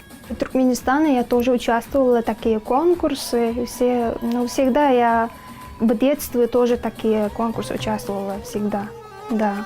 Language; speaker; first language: Russian; non-native, learner; Turkmen